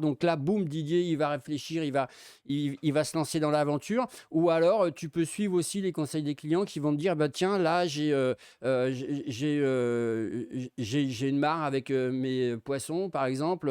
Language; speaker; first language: French; native; French